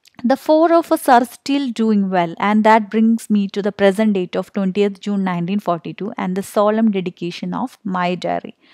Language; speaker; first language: English; non-native, local second language; Malayalam